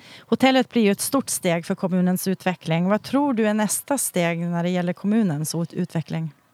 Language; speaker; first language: Swedish; native; Swedish